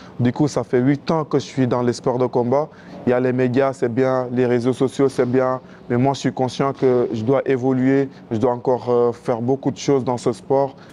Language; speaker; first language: French; non-native, local second language; Wolof